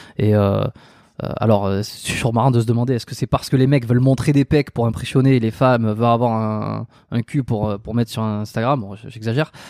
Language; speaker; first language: French; native; French